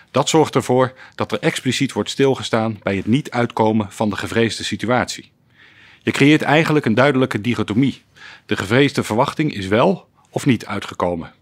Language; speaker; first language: Dutch; native; Dutch